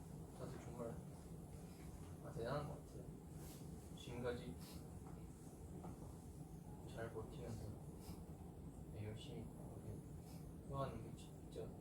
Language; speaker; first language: Korean; non-native, fluent; Chinese